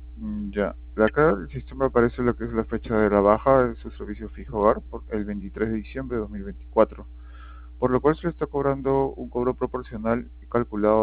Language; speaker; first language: Spanish; native; Spanish